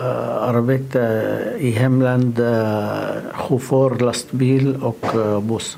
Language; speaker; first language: Swedish; non-native, learner; Arabic